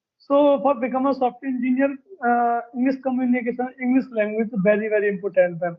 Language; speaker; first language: English; non-native, learner; Hindi